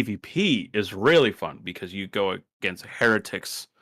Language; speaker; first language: English; native; English